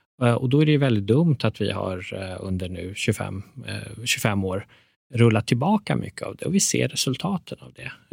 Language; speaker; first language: Swedish; early bilingual, other home language; Persian